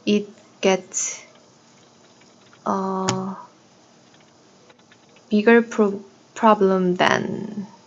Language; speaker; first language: English; non-native, learner; Korean